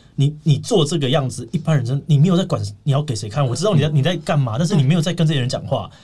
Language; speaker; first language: Chinese; native; Chinese